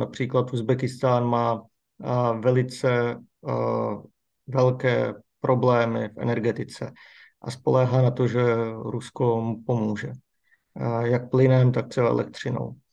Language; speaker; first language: Czech; native; Czech